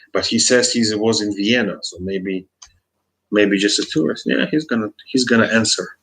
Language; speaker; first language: English; non-native, fluent; Russian